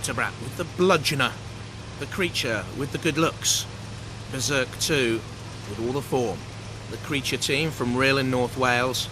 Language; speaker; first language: English; native; English